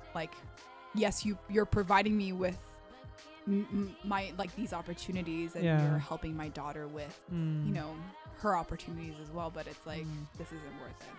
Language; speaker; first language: English; early bilingual, other home language; Korean